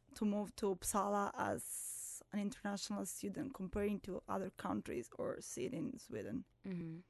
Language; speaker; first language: English; non-native, fluent; Italian